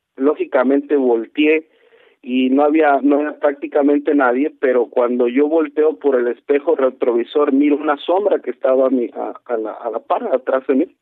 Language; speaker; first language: Spanish; native; Spanish